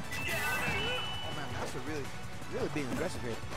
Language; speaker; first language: English; native; English